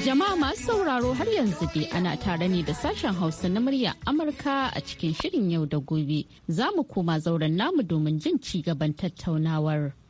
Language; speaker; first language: Hausa; native; Hausa